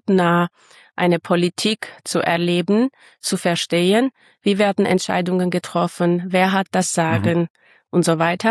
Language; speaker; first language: German; non-native, fluent; Armenian